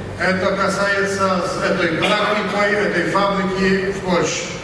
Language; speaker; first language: Russian; non-native, learner; Polish